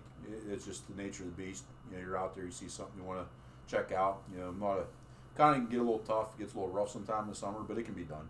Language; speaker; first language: English; native; English